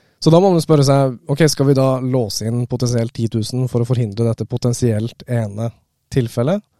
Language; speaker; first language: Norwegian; native; Norwegian